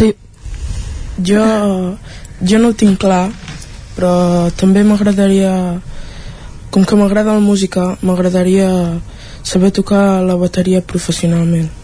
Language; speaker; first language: Catalan; early bilingual, other home language; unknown